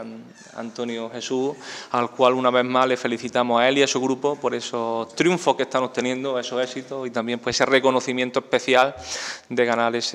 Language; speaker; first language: Spanish; native; Spanish